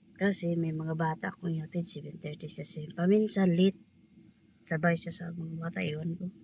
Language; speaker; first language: Filipino; non-native, local second language; Cebuano